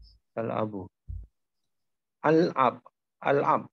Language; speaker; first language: Arabic; non-native, learner; Malay